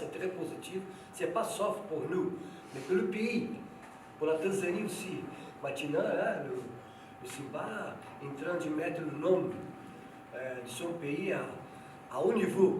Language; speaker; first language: French; non-native, fluent; Portuguese